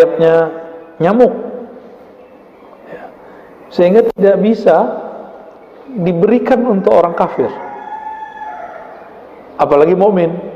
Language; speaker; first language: Indonesian; native; Indonesian